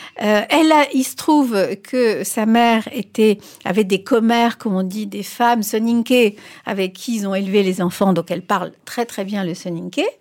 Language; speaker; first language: French; non-native, fluent; Spanish